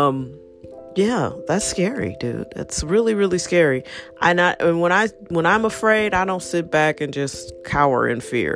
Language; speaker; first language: English; native; English